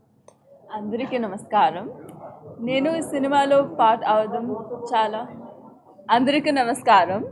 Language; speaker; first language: Telugu; non-native, learner; Hindi